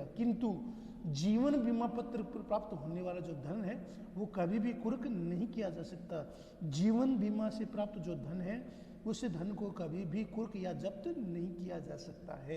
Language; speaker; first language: Hindi; native; Hindi